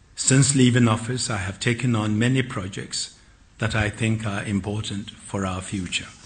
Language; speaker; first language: English; non-native, local second language; Akan